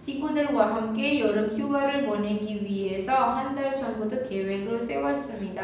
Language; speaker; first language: Korean; non-native, fluent; Indonesian